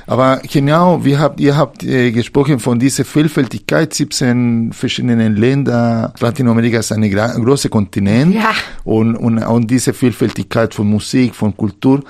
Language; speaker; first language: German; non-native, fluent; Spanish